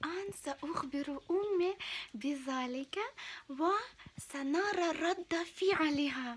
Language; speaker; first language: Arabic; non-native, fluent; Ukrainian